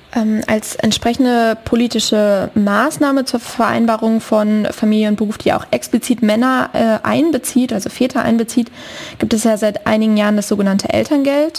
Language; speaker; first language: German; native; German